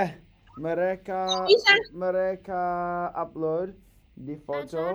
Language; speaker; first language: Indonesian; non-native, learner; English